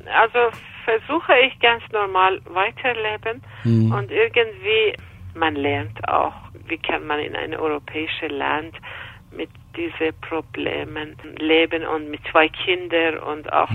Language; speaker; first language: German; non-native, fluent; Persian